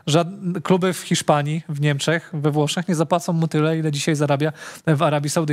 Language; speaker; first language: Polish; native; Polish